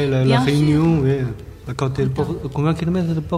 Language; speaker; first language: French; non-native, learner; Chinese